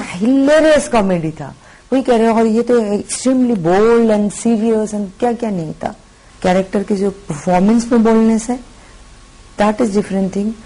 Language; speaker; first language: Hindi; non-native, local second language; Bangla